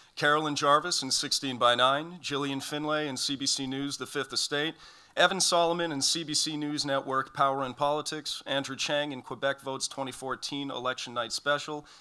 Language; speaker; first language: English; native; English